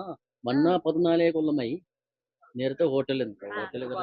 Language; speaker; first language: Malayalam; non-native, local second language; Nepali